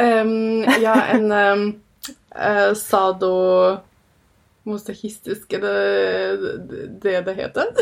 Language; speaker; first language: Norwegian; early bilingual, other home language; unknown